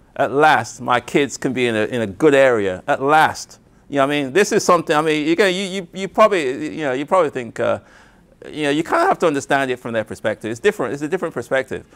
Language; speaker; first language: English; native; English